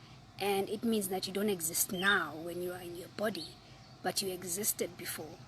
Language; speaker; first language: English; non-native, local second language; Zulu